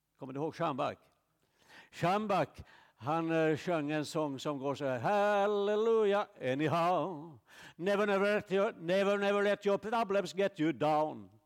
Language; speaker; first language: Swedish; native; Swedish